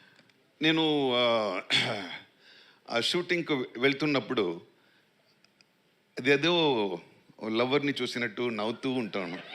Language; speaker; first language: Telugu; non-native, local second language; Tamil